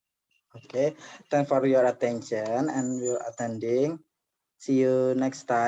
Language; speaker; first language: English; non-native, learner; Indonesian